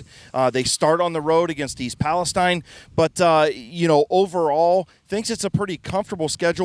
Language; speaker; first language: English; native; English